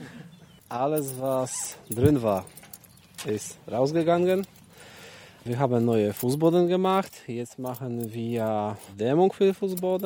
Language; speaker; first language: German; non-native, learner; Polish